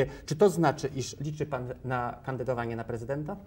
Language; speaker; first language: Polish; native; Polish